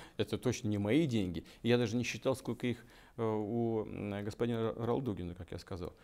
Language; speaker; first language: Russian; native; Russian